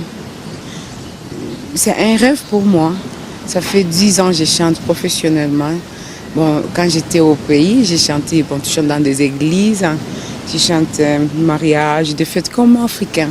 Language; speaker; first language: French; non-native, local second language; Swahili